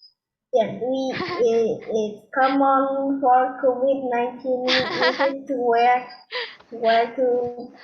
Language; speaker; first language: English; non-native, learner; Vietnamese